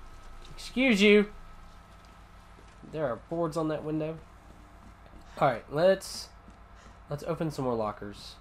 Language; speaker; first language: English; native; English